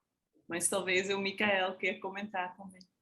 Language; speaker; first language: Portuguese; non-native, fluent; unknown